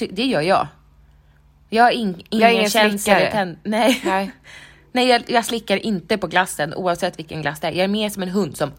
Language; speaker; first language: Swedish; native; Swedish